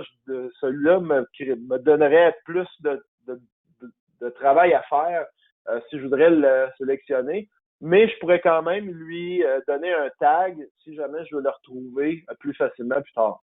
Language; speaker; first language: French; native; French